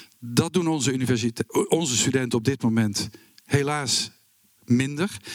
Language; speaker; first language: Dutch; native; Dutch